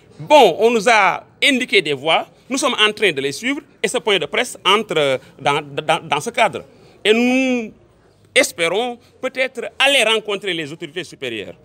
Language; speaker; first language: French; non-native, local second language; Wolof